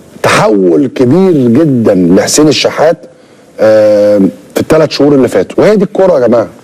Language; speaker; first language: Arabic; native; Arabic